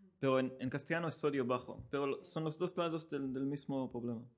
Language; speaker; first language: Spanish; non-native, learner; Hebrew